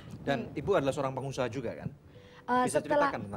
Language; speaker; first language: Indonesian; native; Indonesian